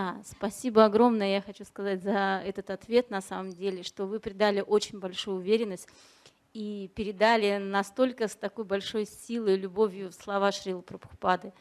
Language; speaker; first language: Russian; native; Russian